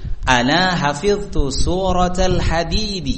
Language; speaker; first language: Arabic; non-native, fluent; Indonesian